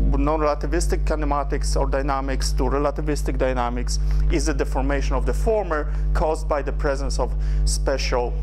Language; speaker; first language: English; non-native, fluent; Polish